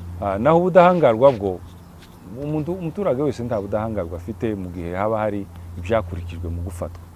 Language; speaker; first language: Kinyarwanda; native; Kinyarwanda